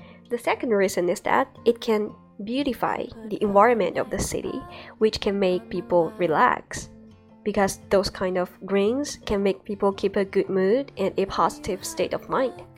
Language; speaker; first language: English; non-native, fluent; Chinese